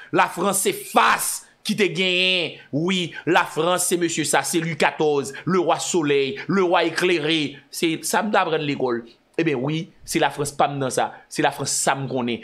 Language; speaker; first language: French; non-native, local second language; Haitian Creole